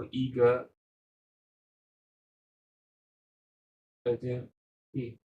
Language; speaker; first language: Chinese; non-native, learner; Bangla